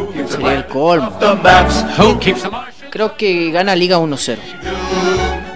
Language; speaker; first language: Spanish; native; Spanish